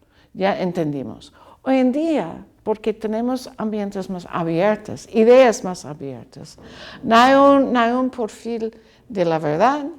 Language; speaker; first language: Spanish; non-native, learner; English